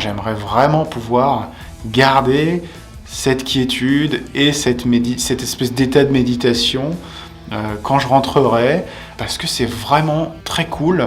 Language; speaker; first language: French; native; French